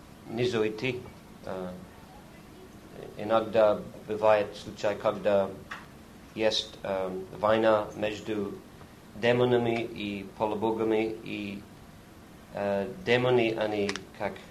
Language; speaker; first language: Russian; non-native, learner; English